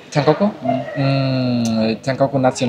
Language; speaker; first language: Indonesian; non-native, learner; German